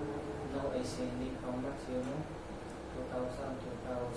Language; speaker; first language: English; non-native, learner; Filipino